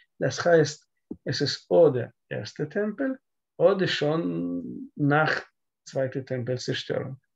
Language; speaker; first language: German; non-native, learner; Russian